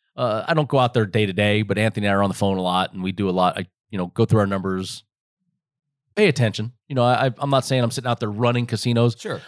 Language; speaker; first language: English; native; English